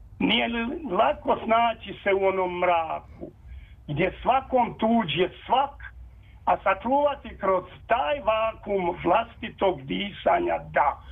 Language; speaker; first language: Serbian; native; Serbian